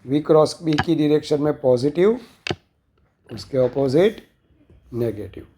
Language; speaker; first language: Hindi; non-native, local second language; Gujarati